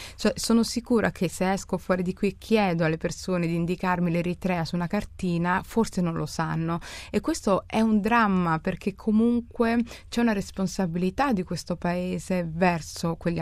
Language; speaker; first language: Italian; early bilingual, other home language; Somali